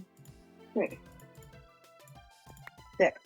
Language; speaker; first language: English; native; English